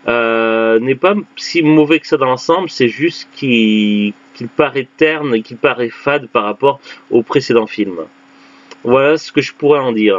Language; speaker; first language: French; native; French